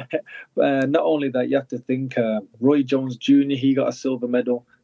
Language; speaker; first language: English; native; English